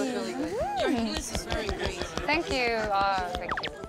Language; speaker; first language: English; non-native, fluent; Korean